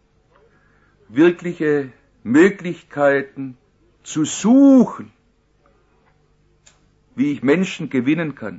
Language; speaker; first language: German; native; German